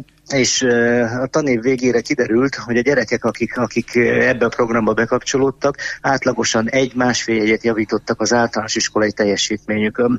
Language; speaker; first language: Hungarian; native; Hungarian